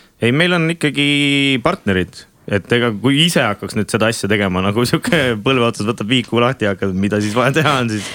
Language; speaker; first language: Estonian; non-native, local second language; Russian